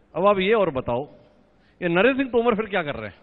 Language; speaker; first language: Hindi; native; Hindi